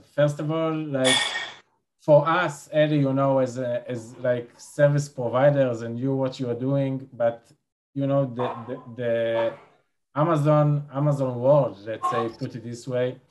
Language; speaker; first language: English; non-native, fluent; Hebrew